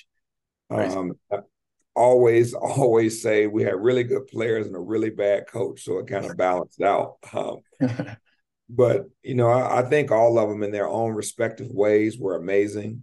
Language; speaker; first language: English; native; English